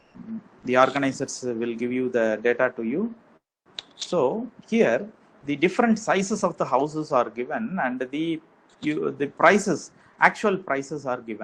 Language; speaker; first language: English; non-native, local second language; Tamil